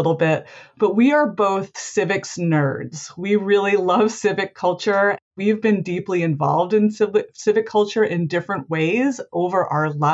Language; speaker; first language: English; native; English